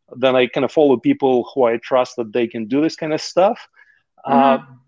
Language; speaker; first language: English; non-native, fluent; Russian